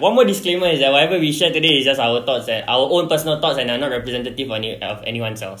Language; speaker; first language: English; non-native, local second language; Malay